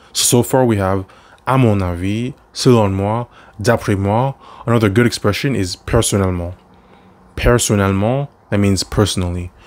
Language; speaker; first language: French; non-native, fluent; English